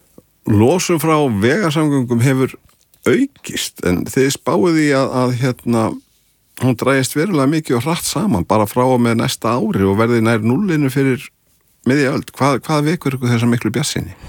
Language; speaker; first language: Icelandic; native; Icelandic